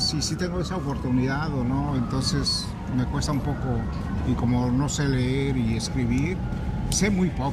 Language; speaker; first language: Spanish; non-native, learner; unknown